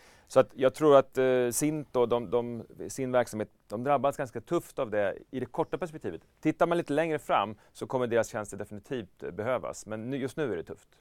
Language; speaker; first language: Swedish; native; Swedish